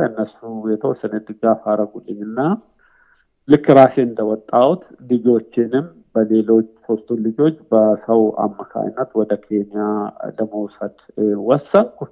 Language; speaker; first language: Amharic; non-native, local second language; Oromo